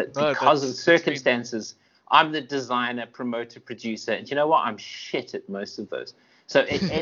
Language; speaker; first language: English; native; English